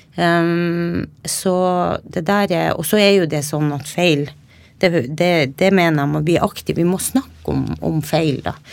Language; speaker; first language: Norwegian; native; Norwegian